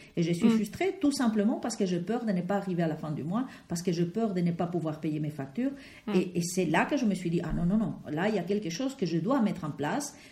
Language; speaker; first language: French; non-native, fluent; Spanish